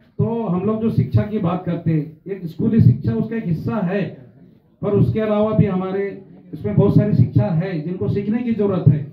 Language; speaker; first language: Hindi; non-native, local second language; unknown